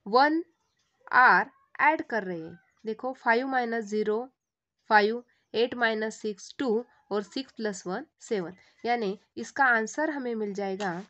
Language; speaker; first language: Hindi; non-native, local second language; Marathi